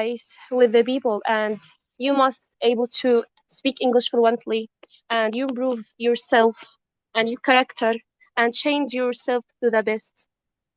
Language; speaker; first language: English; non-native, learner; Arabic